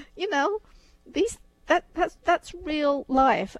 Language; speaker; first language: English; native; English